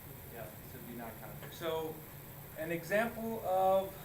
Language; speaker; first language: English; native; English